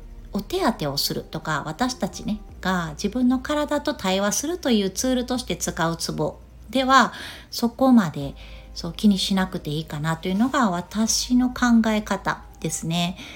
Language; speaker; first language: Japanese; native; Japanese